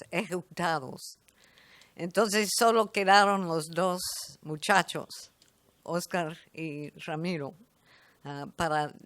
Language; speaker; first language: Spanish; non-native, fluent; English